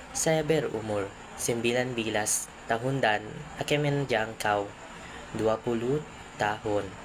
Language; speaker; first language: Indonesian; non-native, learner; Filipino